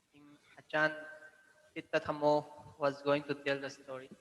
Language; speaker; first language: English; non-native, fluent; Thai